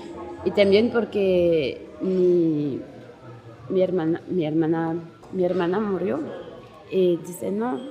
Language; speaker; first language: Spanish; non-native, learner; French